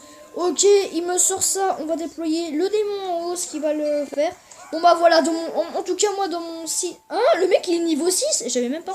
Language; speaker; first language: French; native; French